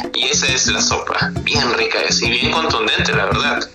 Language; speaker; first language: Spanish; native; Spanish